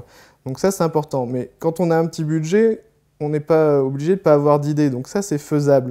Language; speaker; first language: French; native; French